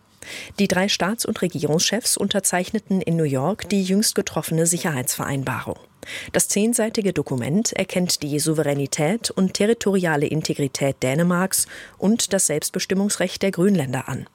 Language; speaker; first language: German; native; German